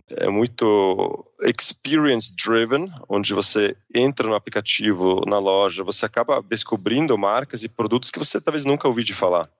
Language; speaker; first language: Portuguese; non-native, fluent; Swiss German